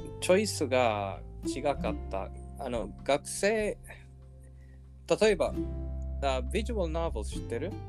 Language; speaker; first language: Japanese; non-native, learner; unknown